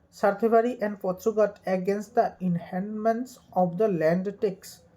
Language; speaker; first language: English; non-native, local second language; Assamese